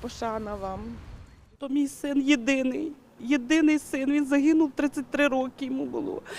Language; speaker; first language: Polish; early bilingual, heritage; Ukrainian